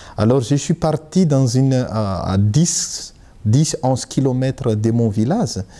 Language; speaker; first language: French; non-native, local second language; Malagasy